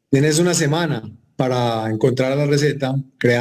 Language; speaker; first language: Spanish; native; Spanish